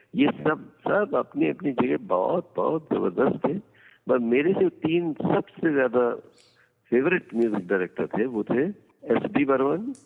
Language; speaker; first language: Hindi; non-native, local second language; Gujarati